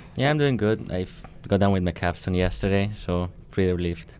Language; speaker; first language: English; non-native, fluent; Italian